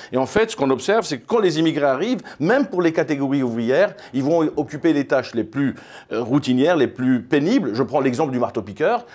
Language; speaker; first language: French; early bilingual, other home language; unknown